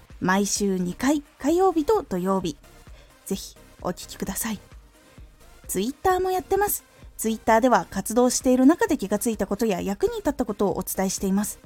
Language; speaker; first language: Japanese; native; Japanese